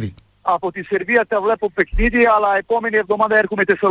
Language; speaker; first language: Greek; non-native, fluent; Serbian